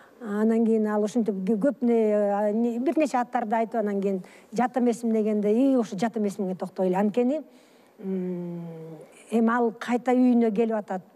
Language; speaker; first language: Kyrgyz; early bilingual, other home language; Russian